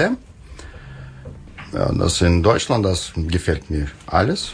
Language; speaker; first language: German; non-native, learner; Russian